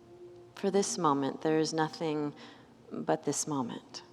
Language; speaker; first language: English; native; English